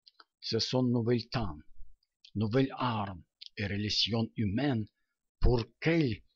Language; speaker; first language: French; non-native, learner; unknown